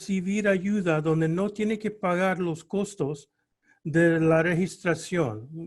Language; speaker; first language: Spanish; early bilingual, heritage; Spanish